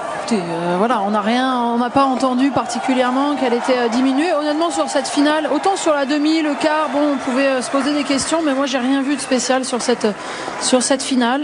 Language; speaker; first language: French; native; French